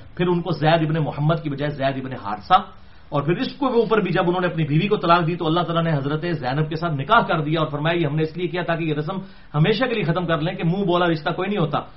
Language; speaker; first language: Urdu; non-native, local second language; Punjabi